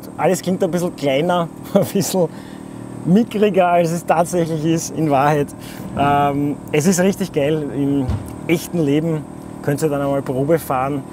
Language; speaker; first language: German; native; German